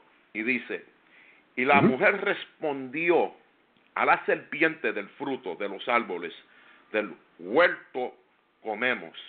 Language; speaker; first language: Spanish; native; Spanish